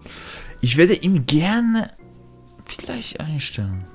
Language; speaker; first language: German; non-native, fluent; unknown